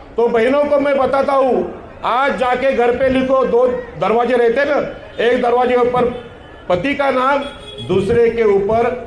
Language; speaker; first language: Hindi; non-native, local second language; Marathi